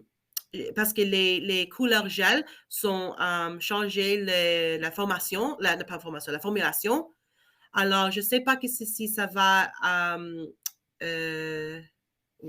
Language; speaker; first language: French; non-native, learner; English